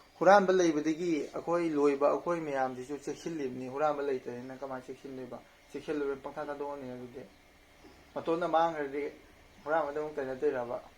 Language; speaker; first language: Manipuri; native; Manipuri